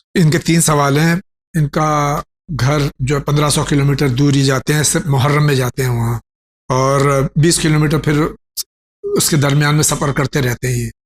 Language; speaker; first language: Urdu; native; Urdu